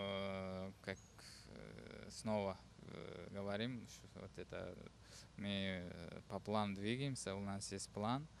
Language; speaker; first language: Russian; non-native, learner; Uzbek